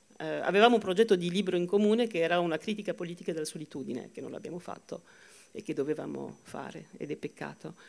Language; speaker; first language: Italian; non-native, fluent; French